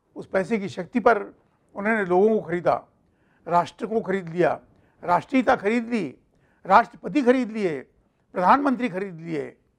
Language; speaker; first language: Hindi; non-native, local second language; Marathi